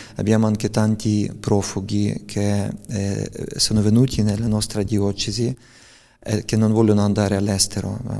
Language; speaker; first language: Italian; non-native, fluent; Ukrainian